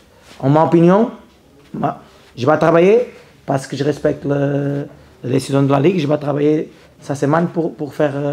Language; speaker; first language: French; non-native, learner; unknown